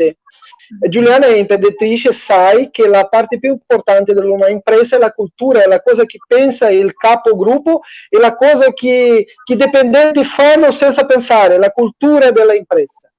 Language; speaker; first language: Italian; non-native, fluent; Portuguese